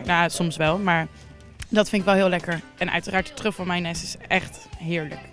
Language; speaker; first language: Dutch; native; Dutch